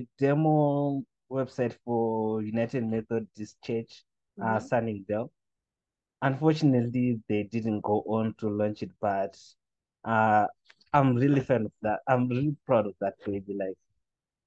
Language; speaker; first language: English; non-native, local second language; Shona